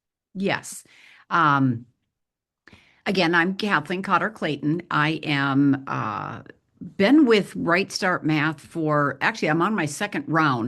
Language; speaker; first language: English; native; English